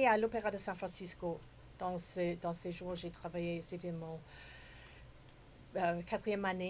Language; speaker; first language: French; non-native, fluent; English